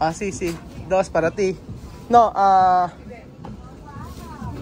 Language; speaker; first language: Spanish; non-native, learner; Filipino